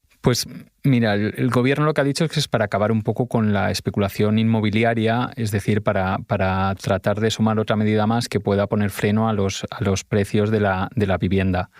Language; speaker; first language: Spanish; native; Spanish